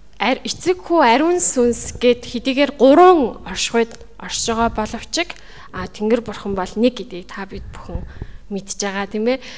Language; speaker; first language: Mongolian; native; Mongolian